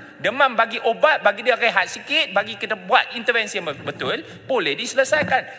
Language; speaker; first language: Malay; non-native, local second language; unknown